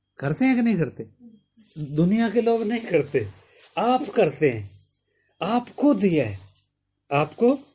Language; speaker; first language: Hindi; native; Hindi